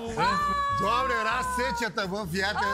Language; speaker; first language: Romanian; native; Romanian